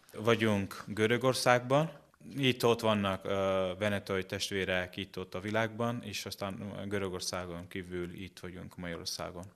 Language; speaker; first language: Hungarian; non-native, fluent; Italian